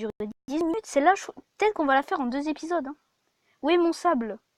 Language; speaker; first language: French; native; French